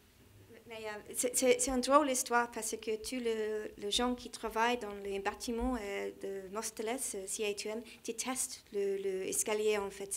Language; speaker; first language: French; non-native, learner; English